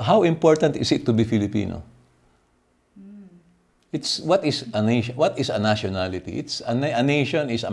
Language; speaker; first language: English; non-native, local second language; Filipino